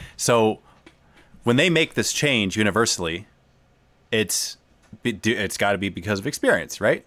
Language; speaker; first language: English; native; English